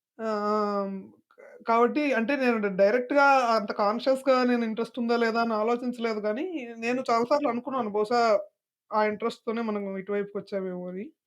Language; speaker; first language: Telugu; native; Telugu